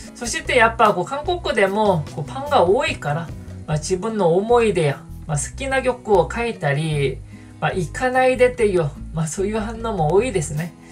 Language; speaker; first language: Japanese; non-native, fluent; Korean